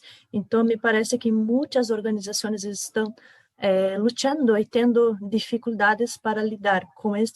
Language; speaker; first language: Spanish; non-native, fluent; Portuguese